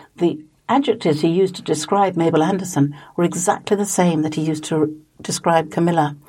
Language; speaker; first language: English; native; English